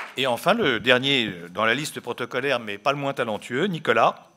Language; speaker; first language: French; native; French